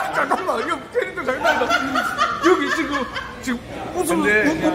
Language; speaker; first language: Korean; native; Korean